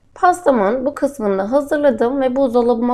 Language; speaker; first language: Turkish; native; Turkish